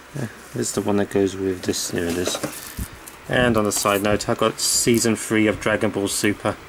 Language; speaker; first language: English; native; English